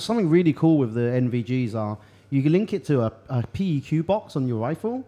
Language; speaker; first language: English; early bilingual, other home language; Cantonese